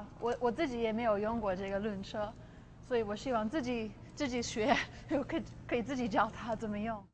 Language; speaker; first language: Chinese; non-native, fluent; English